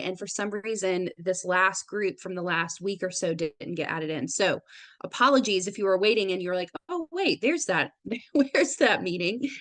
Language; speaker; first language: English; native; English